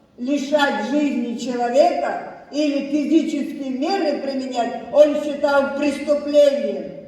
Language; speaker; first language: Russian; non-native, local second language; Abkhazian